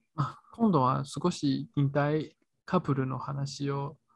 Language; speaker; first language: Japanese; non-native, learner; Chinese